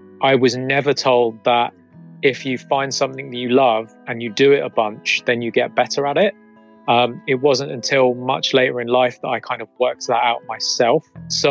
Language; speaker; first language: English; native; English